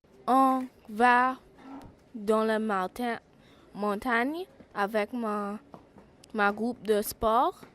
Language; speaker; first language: French; non-native, learner; English